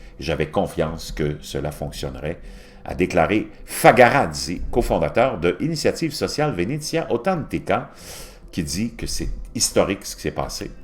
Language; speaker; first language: French; native; French